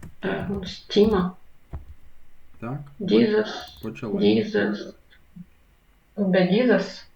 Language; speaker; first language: German; non-native, learner; Russian